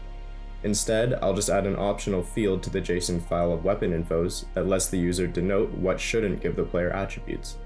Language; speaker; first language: English; native; English